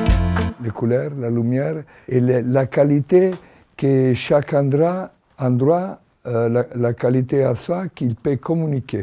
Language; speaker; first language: French; non-native, fluent; Italian